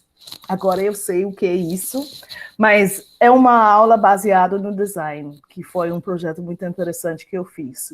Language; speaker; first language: Portuguese; non-native, fluent; English